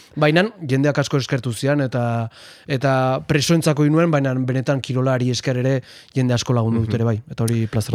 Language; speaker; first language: Basque; non-native, fluent; Spanish